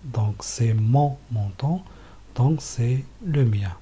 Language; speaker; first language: French; non-native, local second language; Arabic